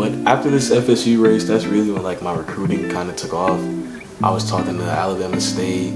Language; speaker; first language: English; native; English